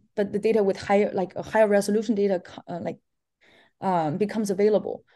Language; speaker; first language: English; non-native, fluent; Chinese